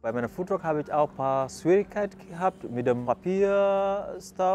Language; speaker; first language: German; non-native, fluent; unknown